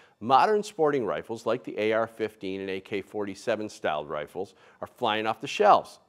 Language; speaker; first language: English; native; English